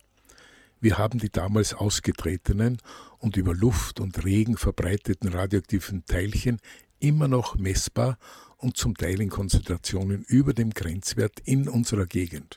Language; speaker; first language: German; native; German